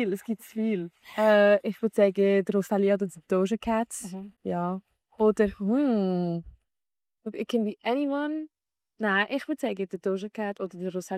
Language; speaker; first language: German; non-native, local second language; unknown